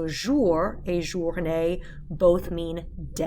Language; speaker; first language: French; non-native, fluent; English